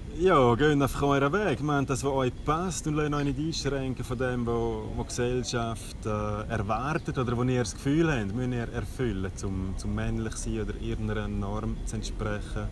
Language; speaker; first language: German; native; German